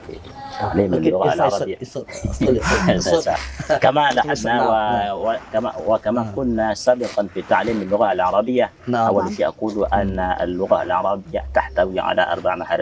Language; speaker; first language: Arabic; non-native, fluent; Indonesian